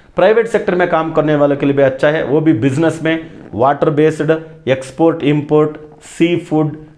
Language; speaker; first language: Hindi; non-native, local second language; Kannada